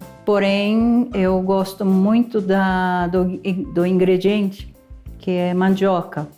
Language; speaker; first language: Portuguese; non-native, fluent; Japanese